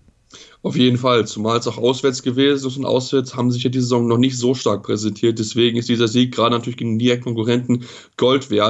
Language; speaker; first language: German; native; German